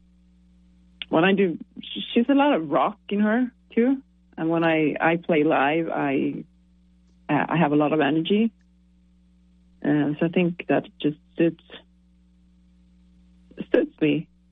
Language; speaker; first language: English; non-native, fluent; Swedish